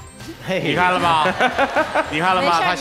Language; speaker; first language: Chinese; native; Chinese